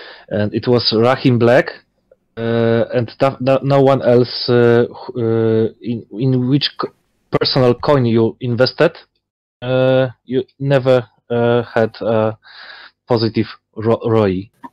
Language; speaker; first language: English; non-native, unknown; Polish